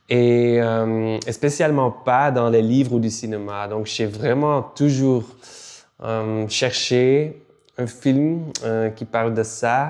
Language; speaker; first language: French; non-native, local second language; Dutch